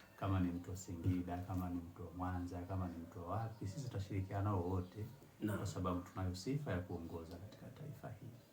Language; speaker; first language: Swahili; non-native, local second language; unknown